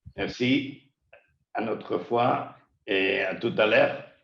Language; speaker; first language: French; non-native, learner; Spanish